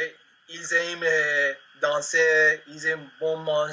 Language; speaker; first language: French; non-native, learner; Spanish